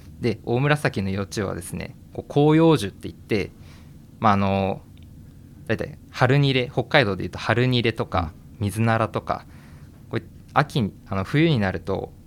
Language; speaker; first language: Japanese; native; Japanese